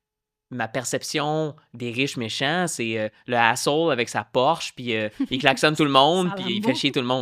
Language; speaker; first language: French; native; French